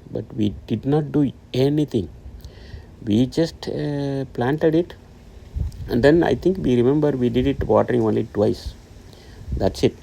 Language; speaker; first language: English; non-native, local second language; Tamil